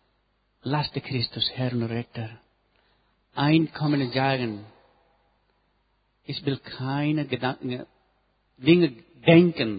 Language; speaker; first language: German; non-native, learner; Nepali